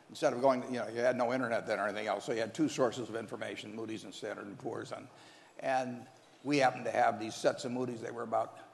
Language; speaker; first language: English; native; English